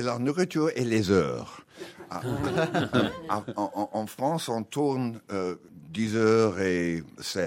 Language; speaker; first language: French; non-native, learner; English